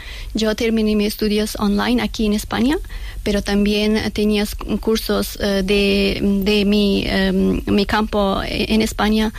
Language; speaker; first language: Spanish; non-native, learner; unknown